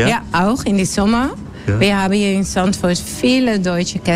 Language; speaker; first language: German; non-native, learner; Dutch